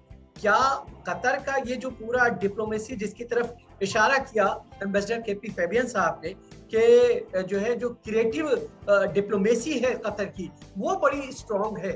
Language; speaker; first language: Hindi; native; Hindi